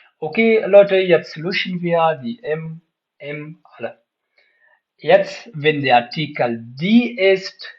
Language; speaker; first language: German; non-native, fluent; Pashto